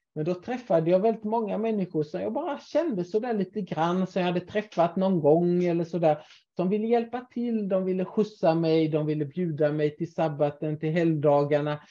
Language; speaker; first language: Swedish; native; Swedish